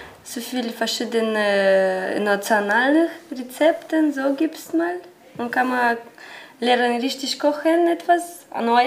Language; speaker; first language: German; non-native, learner; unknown